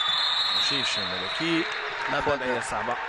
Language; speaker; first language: Arabic; native; Arabic